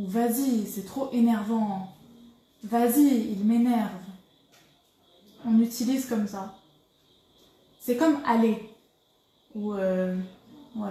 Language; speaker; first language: French; native; French